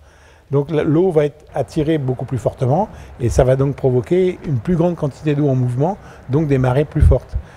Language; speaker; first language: French; native; French